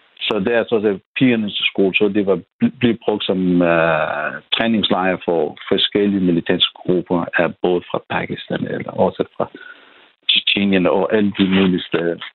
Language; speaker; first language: Danish; non-native, fluent; Persian